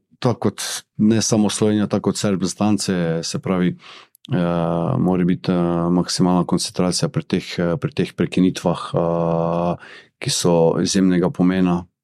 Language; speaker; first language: Slovenian; early bilingual, other home language; Bosnian